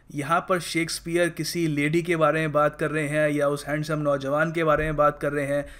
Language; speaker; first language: Hindi; native; Hindi